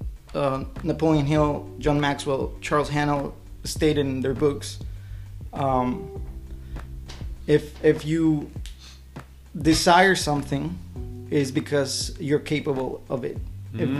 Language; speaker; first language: English; non-native, fluent; Spanish